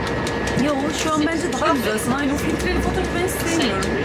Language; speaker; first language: Turkish; native; Turkish